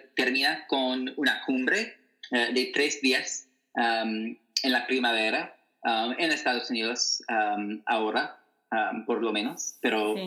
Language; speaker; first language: Spanish; non-native, fluent; English